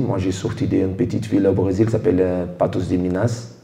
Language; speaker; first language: French; non-native, fluent; Portuguese